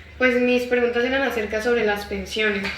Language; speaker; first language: Spanish; native; Spanish